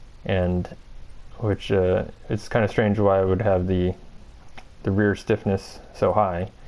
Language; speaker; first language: English; native; English